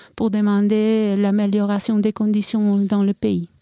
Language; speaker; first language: French; non-native, fluent; Spanish